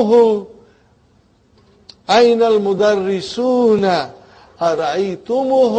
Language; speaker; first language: Arabic; non-native, fluent; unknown